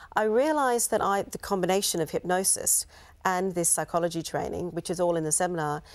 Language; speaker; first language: English; native; English